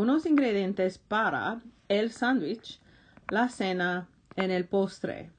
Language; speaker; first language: Spanish; non-native, fluent; English